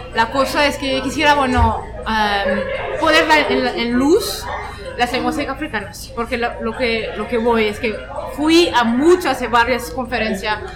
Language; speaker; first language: Spanish; non-native, fluent; French